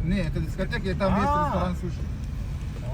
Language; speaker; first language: Russian; non-native, learner; Arabic